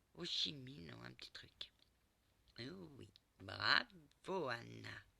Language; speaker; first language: French; early bilingual, other home language; Portuguese